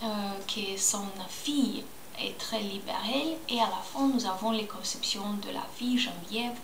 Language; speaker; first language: French; non-native, learner; Spanish